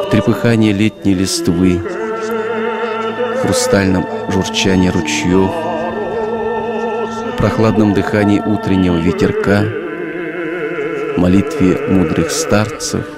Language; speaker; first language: Russian; native; Russian